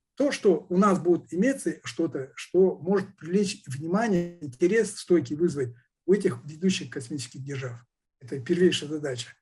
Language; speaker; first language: Russian; non-native, local second language; Kazakh